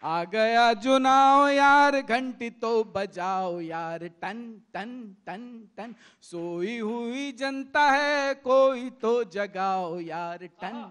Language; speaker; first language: Hindi; native; Hindi